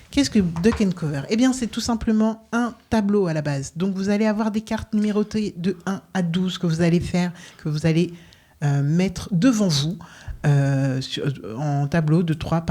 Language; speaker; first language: French; native; French